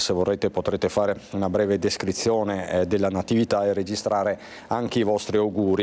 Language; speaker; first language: Italian; native; Italian